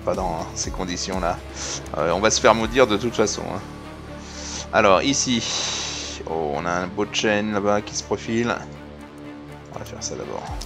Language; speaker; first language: French; native; French